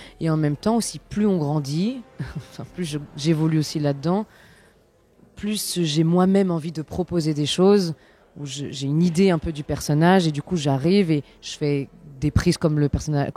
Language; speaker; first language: French; native; French